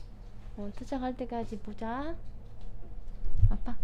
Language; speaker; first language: Korean; native; Korean